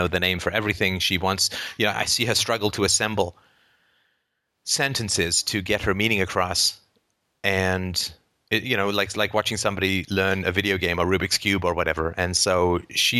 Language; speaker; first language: English; native; English